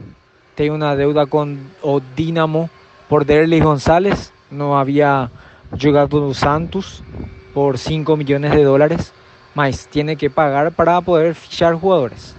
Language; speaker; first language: Portuguese; non-native, learner; Spanish